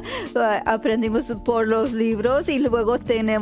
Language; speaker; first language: Spanish; early bilingual, heritage; Spanish